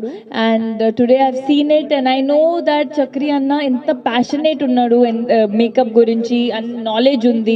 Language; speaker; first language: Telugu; non-native, fluent; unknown